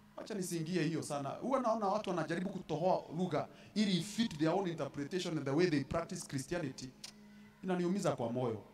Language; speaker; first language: Swahili; non-native, local second language; Kikuyu